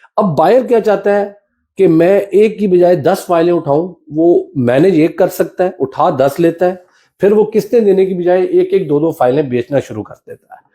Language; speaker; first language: Urdu; non-native, local second language; Punjabi